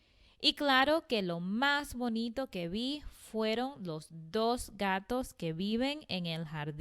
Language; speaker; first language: Spanish; non-native, fluent; English